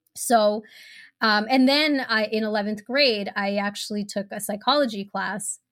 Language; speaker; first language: English; early bilingual, other home language; Spanish